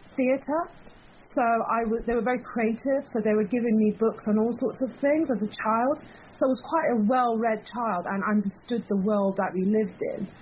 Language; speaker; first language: English; early bilingual, other home language; Persian